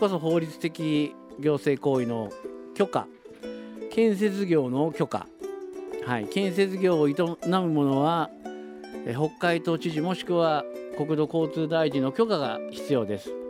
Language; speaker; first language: Japanese; native; Japanese